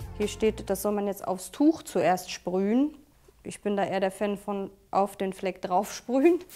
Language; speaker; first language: German; native; German